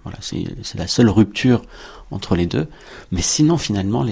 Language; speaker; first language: French; native; French